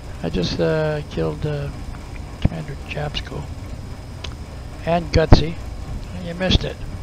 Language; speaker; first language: English; native; English